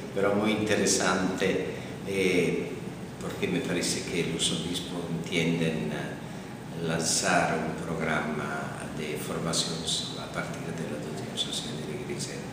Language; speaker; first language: Spanish; non-native, fluent; Italian